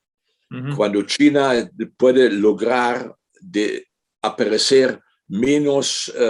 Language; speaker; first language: Spanish; non-native, fluent; German